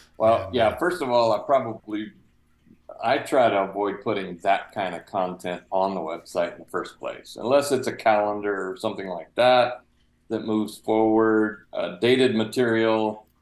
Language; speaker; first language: English; native; English